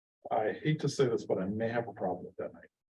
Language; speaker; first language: English; native; English